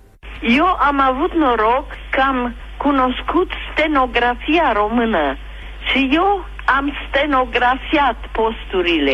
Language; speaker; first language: Romanian; non-native, local second language; German